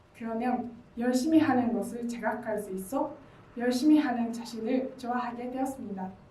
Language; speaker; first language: Korean; non-native, learner; Japanese